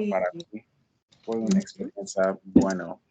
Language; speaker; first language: Spanish; non-native, learner; English